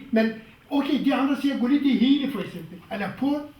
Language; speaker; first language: Danish; non-native, fluent; Kurdish